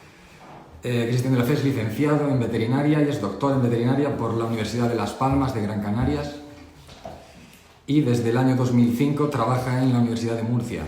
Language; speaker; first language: Spanish; native; Spanish